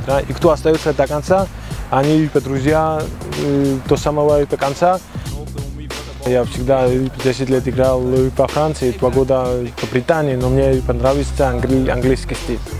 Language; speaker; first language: Russian; non-native, fluent; Georgian